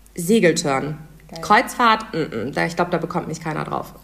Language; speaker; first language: German; native; German